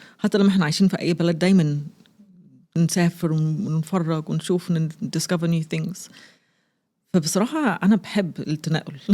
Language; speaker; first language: Egyptian Arabic; early bilingual, heritage; Arabic